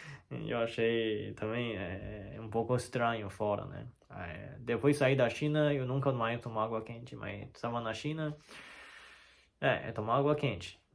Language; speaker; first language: Portuguese; non-native, learner; Chinese